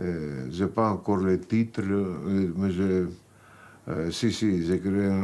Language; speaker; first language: French; non-native, fluent; Greek